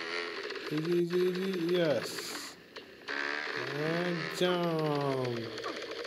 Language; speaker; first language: English; non-native, learner; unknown